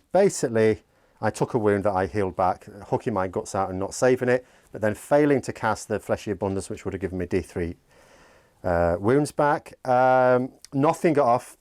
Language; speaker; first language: English; native; English